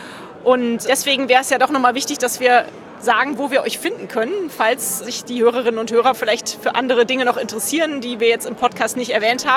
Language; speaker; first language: German; native; German